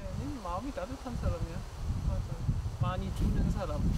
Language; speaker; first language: Korean; non-native, fluent; German